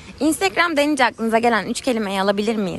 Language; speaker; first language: Turkish; native; Turkish